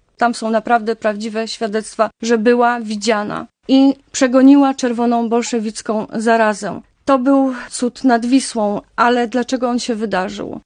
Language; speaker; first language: Polish; native; Polish